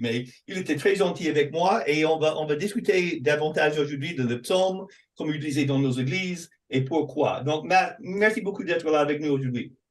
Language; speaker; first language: French; non-native, fluent; English